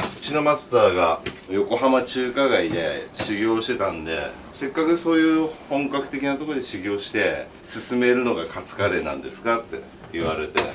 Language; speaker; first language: Japanese; native; Japanese